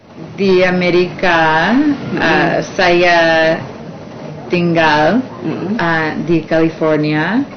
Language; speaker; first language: Indonesian; non-native, learner; English